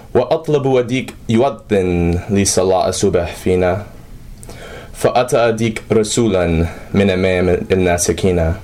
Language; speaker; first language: Arabic; non-native, fluent; English